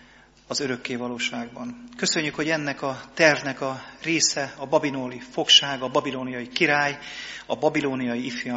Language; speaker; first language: Hungarian; native; Hungarian